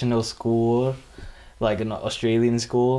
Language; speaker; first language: English; non-native, fluent; Vietnamese